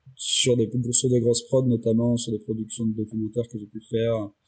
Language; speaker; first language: French; native; French